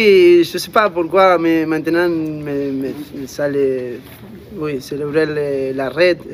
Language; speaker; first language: French; non-native, fluent; Spanish